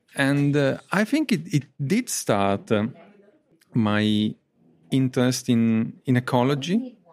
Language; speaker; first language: English; non-native, fluent; Italian